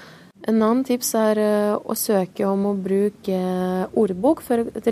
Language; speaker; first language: Norwegian; non-native, fluent; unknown